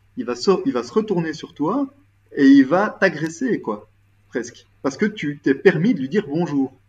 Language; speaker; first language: French; native; French